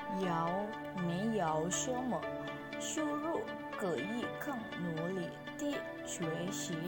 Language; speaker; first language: Chinese; non-native, learner; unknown